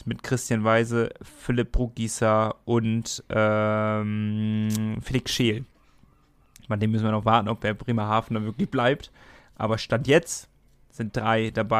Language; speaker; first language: German; native; German